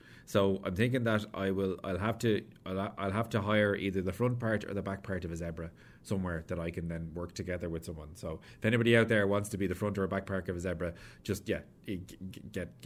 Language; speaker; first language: English; native; English